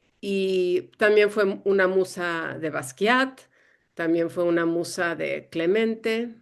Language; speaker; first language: Spanish; early bilingual, other home language; English